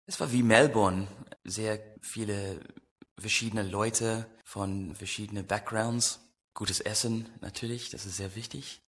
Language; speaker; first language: German; non-native, learner; English